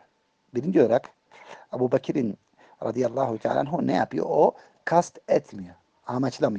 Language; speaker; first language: Turkish; native; Turkish